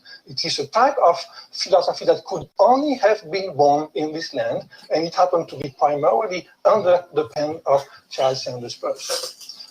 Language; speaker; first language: English; non-native, fluent; French